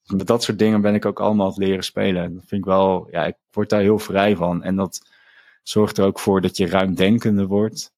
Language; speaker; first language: Dutch; native; Dutch